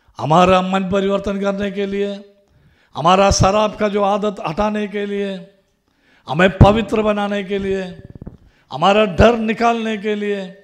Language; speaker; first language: Hindi; non-native, local second language; Malayalam